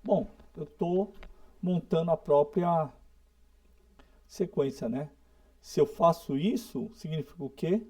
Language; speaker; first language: Portuguese; native; Portuguese